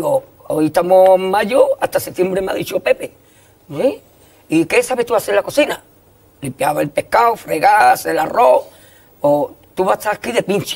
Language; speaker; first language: Spanish; native; Spanish